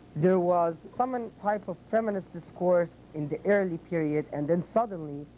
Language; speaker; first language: English; non-native, fluent; Arabic